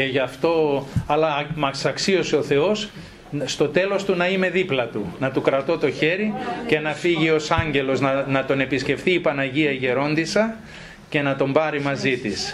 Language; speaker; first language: Greek; native; Greek